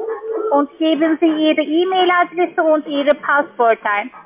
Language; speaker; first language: German; non-native, learner; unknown